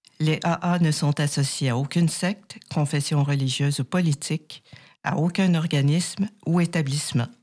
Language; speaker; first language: French; native; French